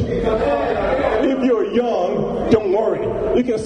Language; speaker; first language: English; non-native, local second language; Yoruba